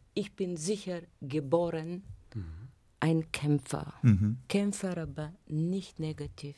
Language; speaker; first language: German; non-native, fluent; Bulgarian